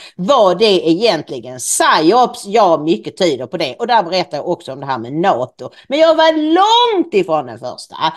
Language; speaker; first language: Swedish; native; Swedish